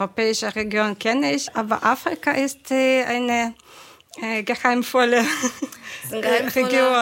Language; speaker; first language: German; non-native, fluent; Ukrainian